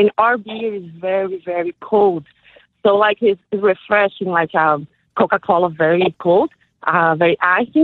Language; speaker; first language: English; non-native, learner; Portuguese